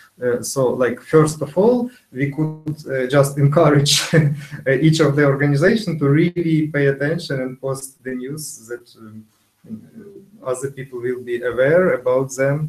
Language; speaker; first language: English; non-native, fluent; Ukrainian